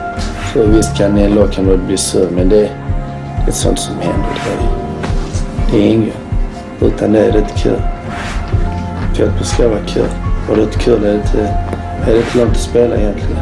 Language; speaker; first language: Swedish; early bilingual, other home language; Bosnian